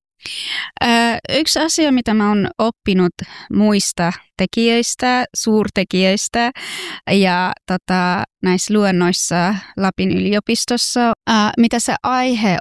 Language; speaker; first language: Finnish; non-native, fluent; Persian